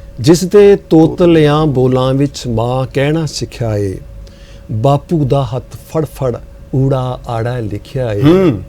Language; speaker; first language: Punjabi; native; Punjabi